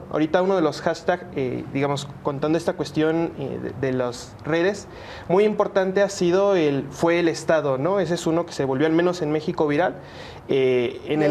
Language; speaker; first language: Spanish; native; Spanish